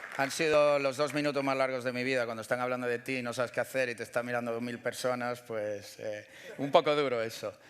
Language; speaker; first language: Spanish; native; Spanish